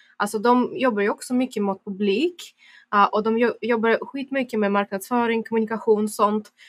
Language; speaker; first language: Swedish; non-native, fluent; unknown